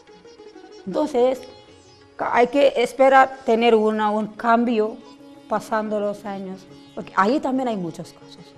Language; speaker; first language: Spanish; non-native, learner; Telugu